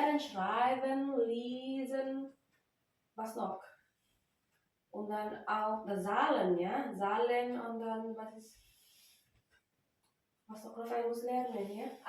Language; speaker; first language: German; non-native, learner; Filipino